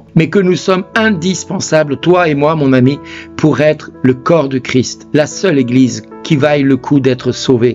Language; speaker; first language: French; native; French